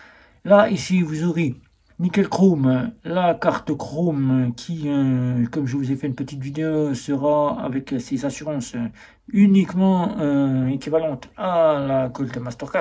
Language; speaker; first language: French; native; French